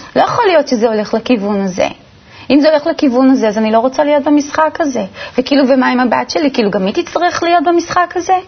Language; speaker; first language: Hebrew; native; Hebrew